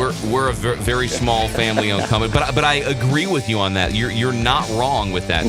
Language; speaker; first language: English; native; English